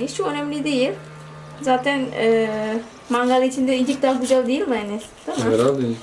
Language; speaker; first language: Turkish; non-native, learner; Indonesian